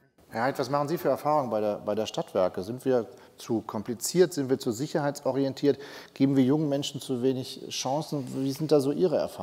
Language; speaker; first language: German; native; German